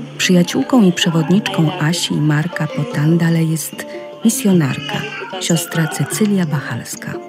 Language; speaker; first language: Polish; native; Polish